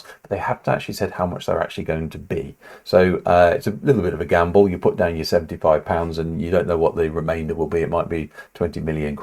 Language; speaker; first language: English; native; English